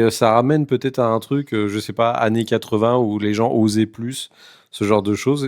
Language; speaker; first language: French; native; French